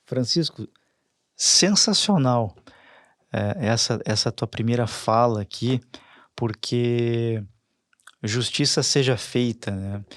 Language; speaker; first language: Portuguese; native; Portuguese